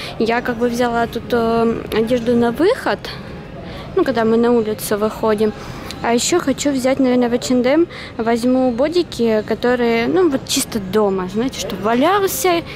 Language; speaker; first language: Russian; native; Russian